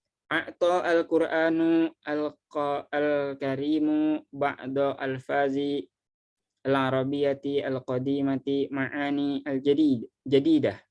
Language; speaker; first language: Arabic; non-native, fluent; Indonesian